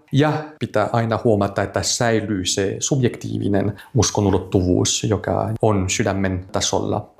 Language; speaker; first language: Finnish; non-native, fluent; French